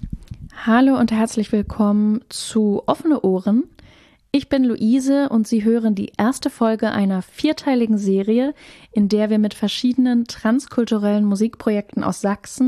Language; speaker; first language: German; native; German